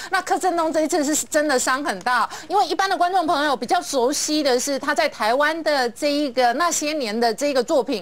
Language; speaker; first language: Chinese; native; Chinese